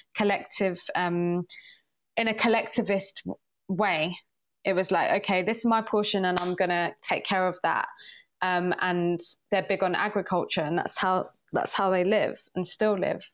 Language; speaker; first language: English; early bilingual, other home language; Swahili